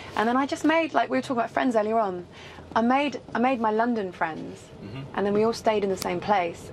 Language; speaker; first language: English; native; English